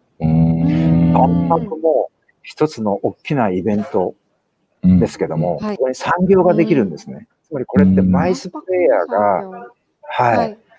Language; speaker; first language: Japanese; native; Japanese